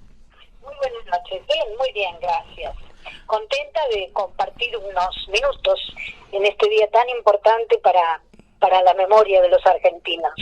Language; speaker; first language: Spanish; native; Spanish